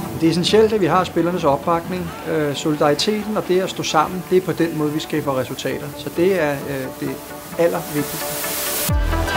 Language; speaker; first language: Danish; native; Danish